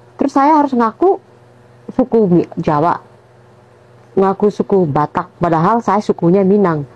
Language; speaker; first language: Indonesian; non-native, local second language; Minangkabau